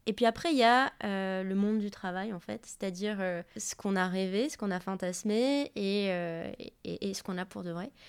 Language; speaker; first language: French; native; French